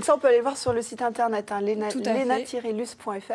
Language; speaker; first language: French; native; French